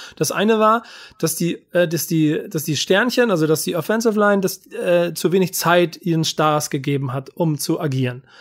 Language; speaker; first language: German; native; German